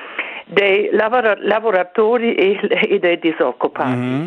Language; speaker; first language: Italian; non-native, fluent; German